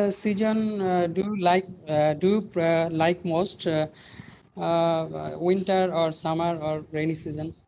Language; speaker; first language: English; non-native, learner; Bangla